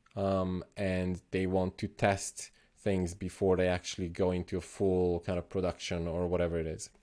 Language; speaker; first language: English; non-native, fluent; Slovenian